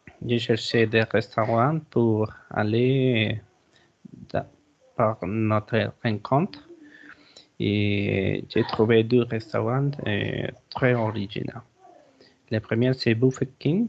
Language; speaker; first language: French; non-native, learner; Spanish